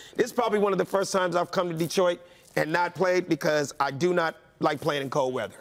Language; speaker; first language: English; native; English